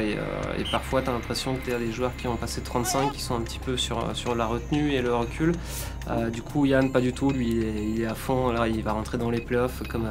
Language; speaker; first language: French; native; French